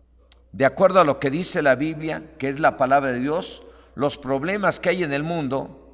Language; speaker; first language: Spanish; native; Spanish